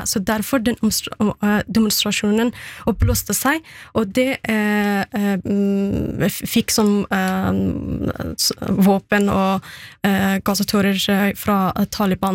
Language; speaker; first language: Norwegian; non-native, fluent; Persian